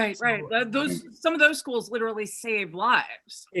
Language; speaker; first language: English; native; English